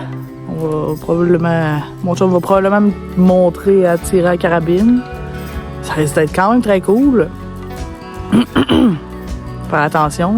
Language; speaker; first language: French; native; French